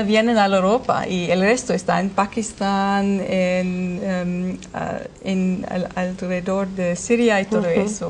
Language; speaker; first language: Spanish; non-native, fluent; German